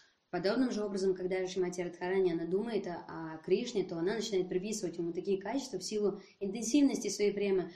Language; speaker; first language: Russian; native; Russian